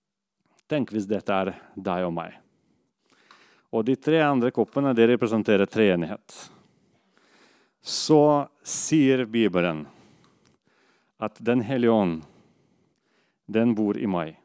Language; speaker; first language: Norwegian; non-native, fluent; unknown